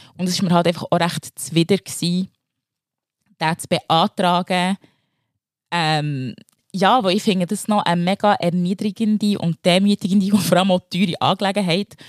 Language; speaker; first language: German; early bilingual, other home language; Lingala